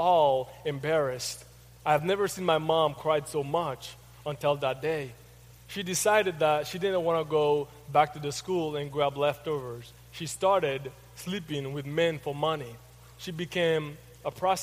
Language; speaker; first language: English; non-native, fluent; Haitian Creole